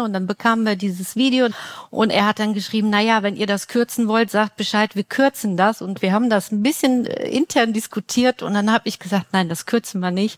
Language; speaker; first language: German; native; German